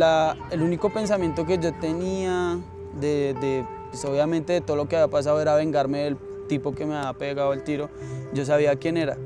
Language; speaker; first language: Spanish; native; Spanish